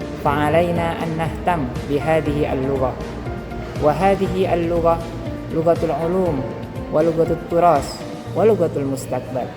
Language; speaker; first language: Arabic; non-native, fluent; Indonesian